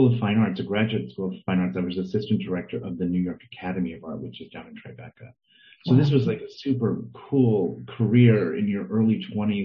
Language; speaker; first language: English; native; English